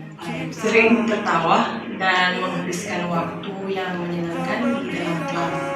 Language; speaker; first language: Indonesian; non-native, learner; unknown